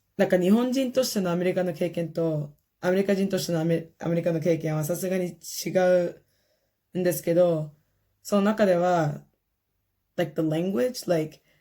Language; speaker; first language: Japanese; early bilingual, heritage; Japanese